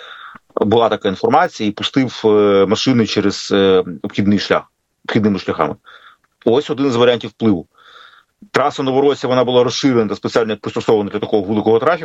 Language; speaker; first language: Ukrainian; native; Ukrainian